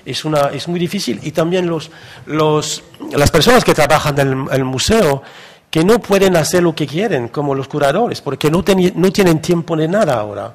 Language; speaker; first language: Spanish; non-native, fluent; French